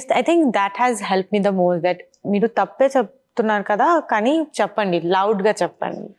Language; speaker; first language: Telugu; non-native, learner; Bangla